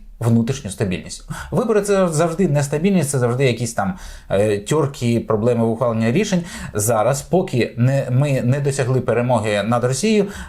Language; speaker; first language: Ukrainian; native; Ukrainian